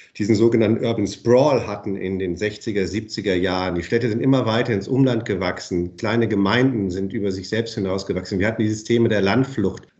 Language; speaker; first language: German; native; German